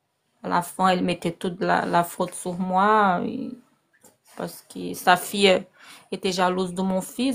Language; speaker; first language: French; non-native, learner; Portuguese